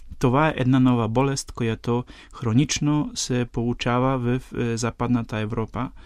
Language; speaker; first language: Bulgarian; non-native, fluent; Polish